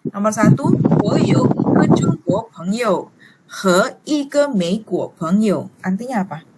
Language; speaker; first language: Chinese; non-native, fluent; Indonesian